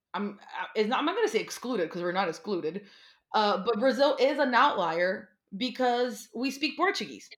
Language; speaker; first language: English; non-native, fluent; Portuguese